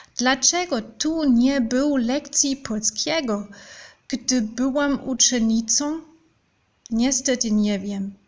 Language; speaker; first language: Polish; non-native, learner; German